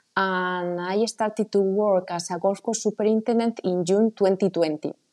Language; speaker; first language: English; non-native, fluent; Spanish